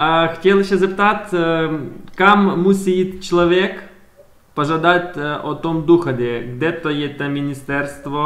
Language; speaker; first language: Czech; non-native, learner; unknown